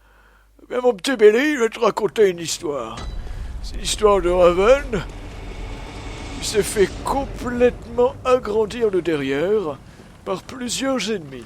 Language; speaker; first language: French; native; French